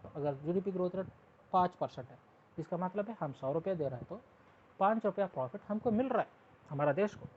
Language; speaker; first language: Hindi; non-native, local second language; Telugu